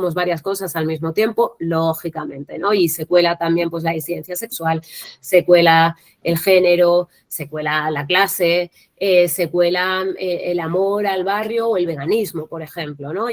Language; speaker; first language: Spanish; native; Spanish